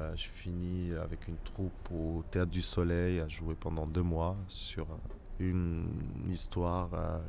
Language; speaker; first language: French; non-native, local second language; Arabic